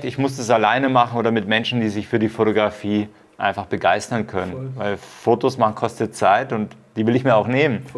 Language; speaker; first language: German; native; German